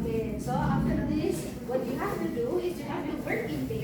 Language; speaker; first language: English; non-native, learner; Indonesian